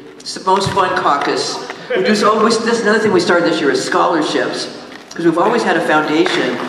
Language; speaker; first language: English; native; English